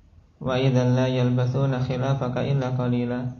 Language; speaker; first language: Arabic; non-native, fluent; Indonesian